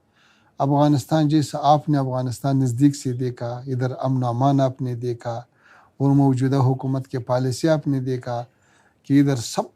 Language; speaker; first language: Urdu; non-native, learner; Pashto